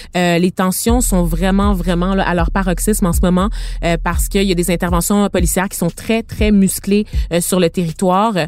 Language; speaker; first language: French; native; French